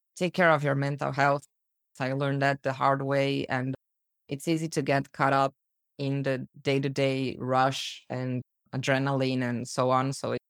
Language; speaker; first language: English; early bilingual, other home language; Portuguese